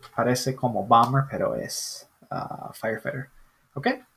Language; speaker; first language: Spanish; non-native, fluent; English